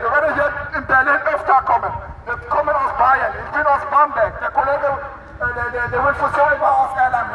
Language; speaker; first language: German; non-native, fluent; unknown